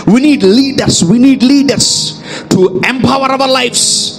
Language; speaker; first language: English; non-native, local second language; Telugu